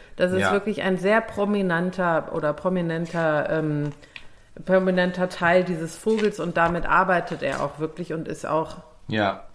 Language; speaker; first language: German; native; German